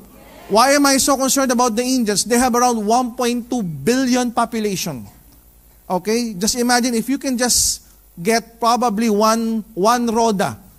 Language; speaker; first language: English; non-native, local second language; Filipino